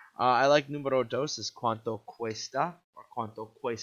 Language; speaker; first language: Spanish; non-native, learner; English